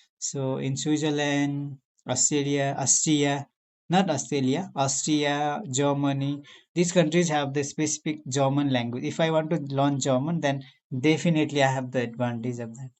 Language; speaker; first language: English; non-native, learner; Nepali